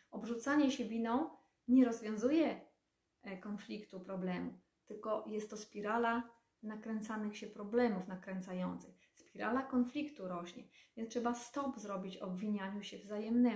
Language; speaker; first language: Polish; native; Polish